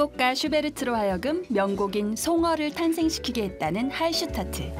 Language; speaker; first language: Korean; native; Korean